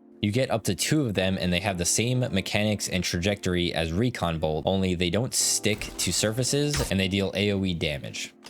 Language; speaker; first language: English; native; English